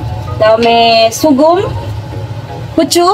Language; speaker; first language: Korean; non-native, learner; Filipino